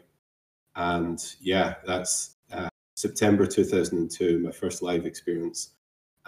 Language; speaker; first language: English; native; English